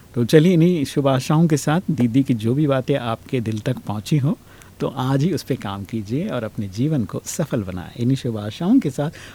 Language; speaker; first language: Hindi; native; Hindi